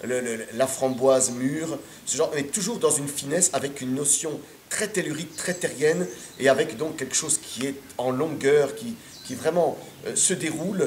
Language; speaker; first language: French; native; French